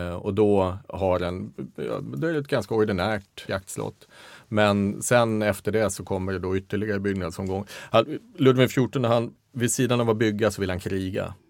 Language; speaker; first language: Swedish; native; Swedish